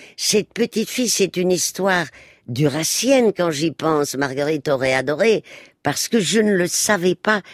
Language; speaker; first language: French; early bilingual, other home language; Spanish